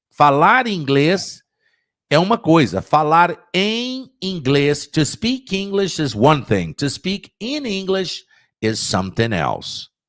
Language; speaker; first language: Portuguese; native; Portuguese